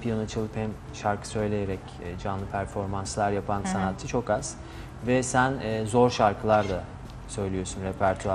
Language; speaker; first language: Turkish; native; Turkish